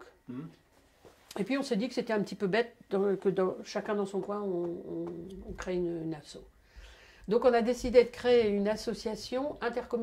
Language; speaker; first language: French; native; French